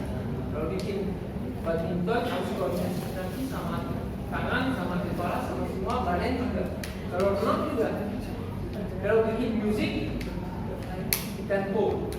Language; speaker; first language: Indonesian; non-native, learner; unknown